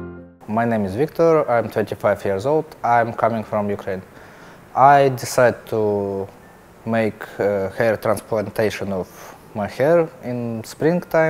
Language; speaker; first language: English; non-native, learner; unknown